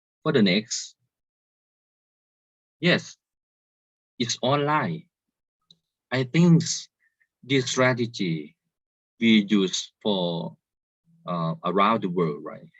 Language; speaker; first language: English; non-native, learner; Thai